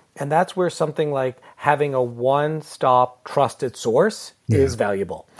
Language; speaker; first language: English; native; English